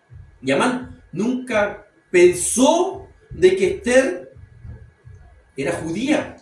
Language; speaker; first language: Spanish; native; Spanish